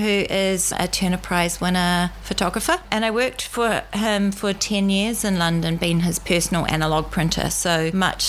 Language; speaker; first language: English; native; English